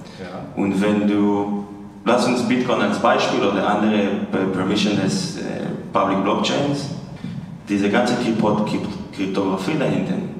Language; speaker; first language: German; non-native, fluent; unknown